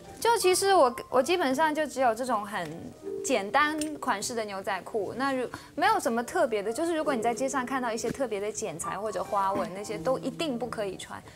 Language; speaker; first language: Chinese; native; Chinese